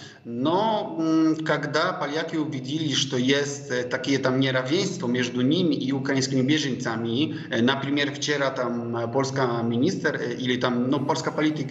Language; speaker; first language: Russian; non-native, fluent; Polish